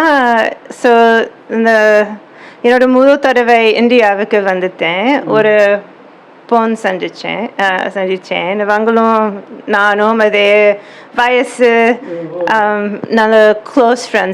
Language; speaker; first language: Tamil; non-native, learner; English